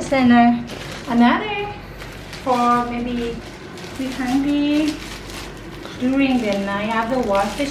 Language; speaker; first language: English; non-native, fluent; Thai